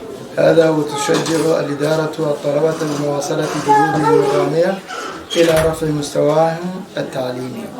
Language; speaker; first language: Arabic; non-native, local second language; Somali